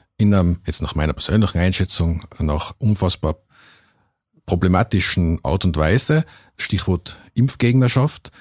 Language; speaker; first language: German; native; German